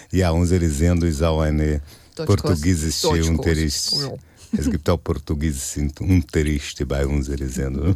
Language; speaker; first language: German; non-native, fluent; Portuguese